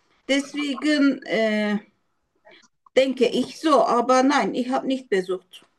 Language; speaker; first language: German; non-native, learner; Turkish